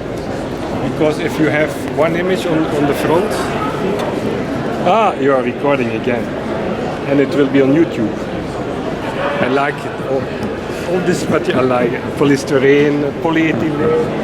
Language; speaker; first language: English; non-native, learner; French